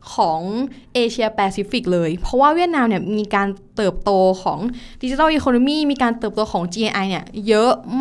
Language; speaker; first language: Thai; native; Thai